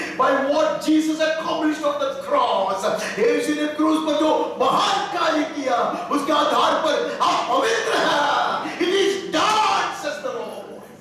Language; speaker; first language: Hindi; non-native, local second language; Telugu